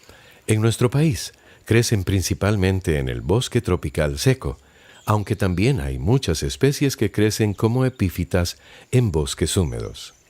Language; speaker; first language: Spanish; native; Spanish